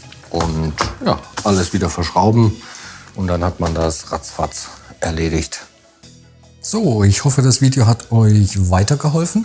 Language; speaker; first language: German; native; German